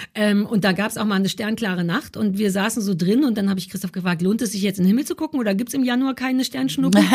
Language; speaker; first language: German; native; German